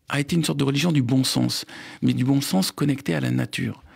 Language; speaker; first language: French; native; French